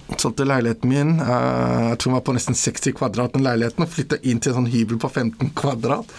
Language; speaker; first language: Norwegian; early bilingual, other home language; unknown